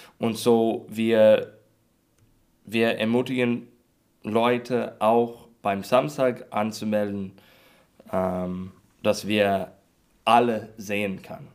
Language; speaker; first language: German; non-native, learner; English